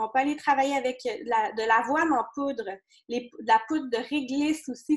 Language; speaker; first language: French; native; French